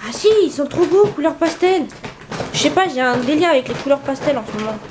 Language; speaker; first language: French; native; French